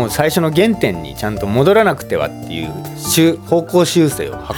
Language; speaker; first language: Japanese; native; Japanese